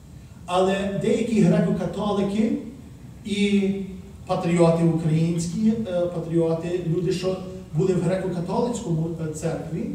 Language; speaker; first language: Ukrainian; early bilingual, heritage; Ukrainian